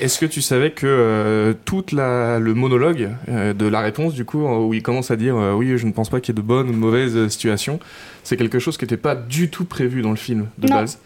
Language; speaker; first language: French; native; French